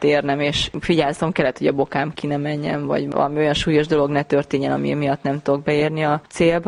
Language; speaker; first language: Hungarian; native; Hungarian